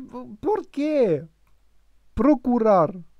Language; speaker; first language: Portuguese; non-native, learner; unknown